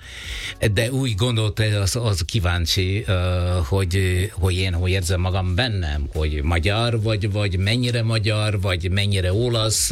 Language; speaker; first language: Hungarian; non-native, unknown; Italian